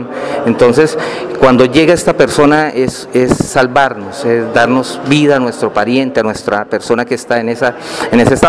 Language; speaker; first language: Spanish; native; Spanish